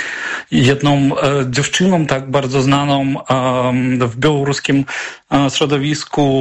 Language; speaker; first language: Polish; non-native, fluent; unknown